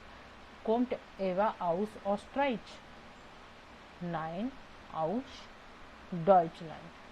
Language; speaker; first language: German; non-native, fluent; Hindi